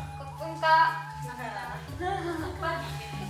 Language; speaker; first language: Korean; non-native, learner; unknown